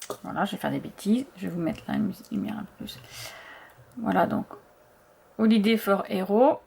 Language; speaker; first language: French; native; French